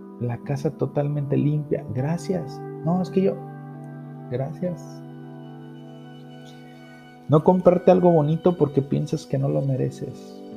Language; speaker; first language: Spanish; native; Spanish